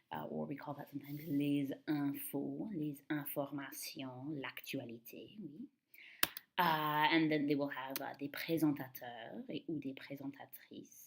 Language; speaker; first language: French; non-native, fluent; English